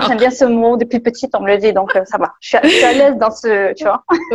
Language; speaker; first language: French; native; French